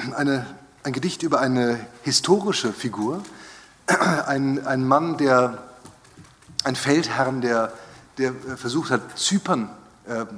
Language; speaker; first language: German; native; German